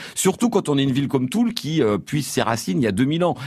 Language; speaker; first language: French; native; French